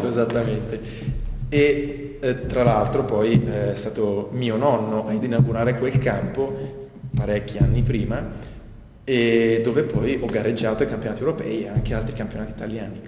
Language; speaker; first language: Italian; native; Italian